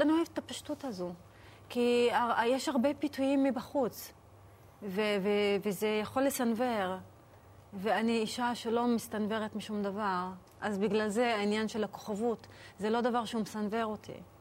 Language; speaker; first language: Hebrew; non-native, local second language; Arabic